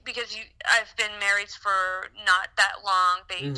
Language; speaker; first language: English; non-native, fluent; French